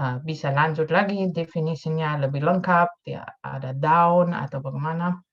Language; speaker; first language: Indonesian; non-native, fluent; Dutch